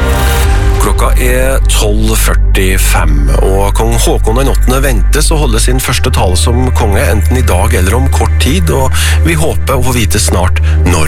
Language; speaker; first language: Norwegian; native; Norwegian